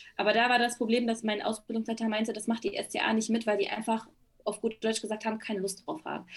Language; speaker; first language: German; early bilingual, other home language; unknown